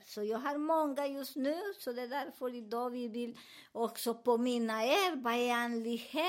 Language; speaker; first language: Swedish; non-native, learner; Spanish